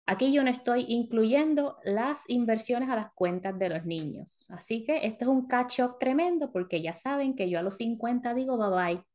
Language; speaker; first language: Spanish; early bilingual, heritage; Spanish